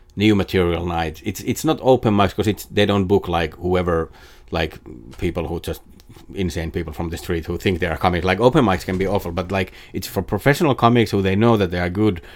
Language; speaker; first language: English; non-native, fluent; Finnish